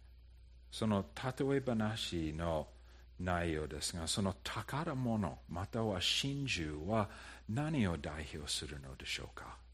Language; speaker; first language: Japanese; non-native, fluent; English